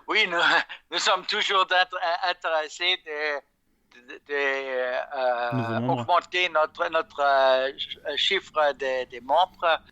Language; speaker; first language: French; non-native, fluent; German